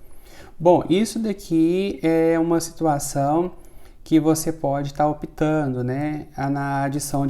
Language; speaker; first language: Portuguese; native; Portuguese